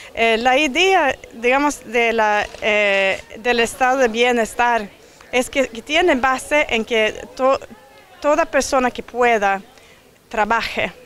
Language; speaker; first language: Spanish; non-native, fluent; Swedish